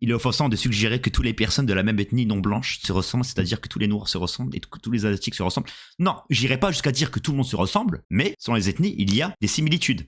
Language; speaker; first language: French; native; French